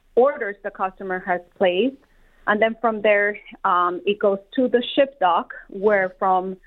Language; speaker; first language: English; non-native, fluent; Spanish